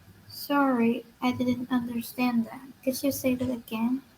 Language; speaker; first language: English; non-native, learner; Vietnamese